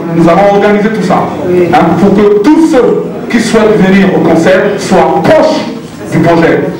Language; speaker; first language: French; non-native, local second language; Lingala